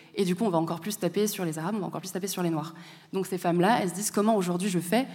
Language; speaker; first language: French; native; French